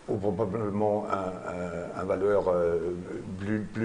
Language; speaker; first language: French; non-native, learner; German